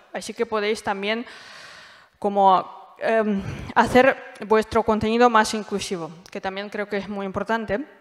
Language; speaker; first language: Spanish; non-native, fluent; Russian